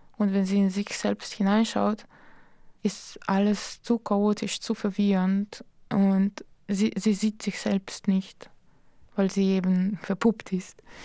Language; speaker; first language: German; non-native, fluent; Slovenian